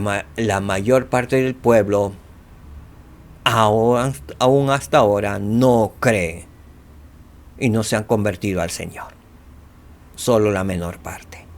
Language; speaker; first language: Spanish; native; Spanish